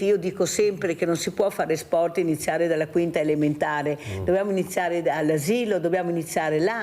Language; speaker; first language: Italian; native; Italian